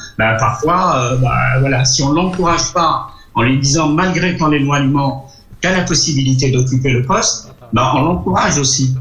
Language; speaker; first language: French; non-native, local second language; Arabic